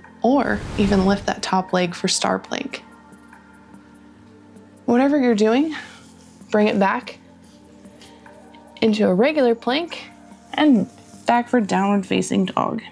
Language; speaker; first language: English; native; English